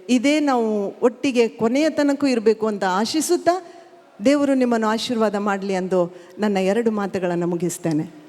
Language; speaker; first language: Kannada; native; Kannada